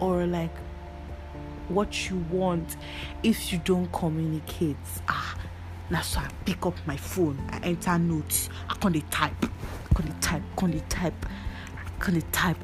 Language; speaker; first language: English; non-native, local second language; Yoruba